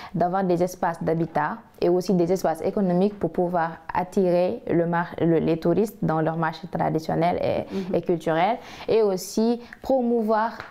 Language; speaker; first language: French; non-native, local second language; Wolof